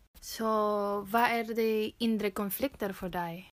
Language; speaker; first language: Norwegian; non-native, learner; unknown